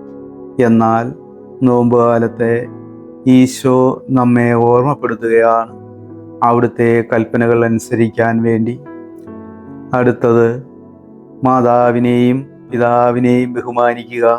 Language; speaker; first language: Malayalam; native; Malayalam